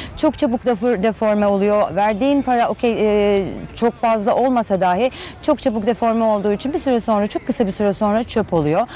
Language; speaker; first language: Turkish; native; Turkish